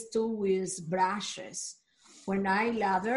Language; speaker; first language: English; non-native, learner; Spanish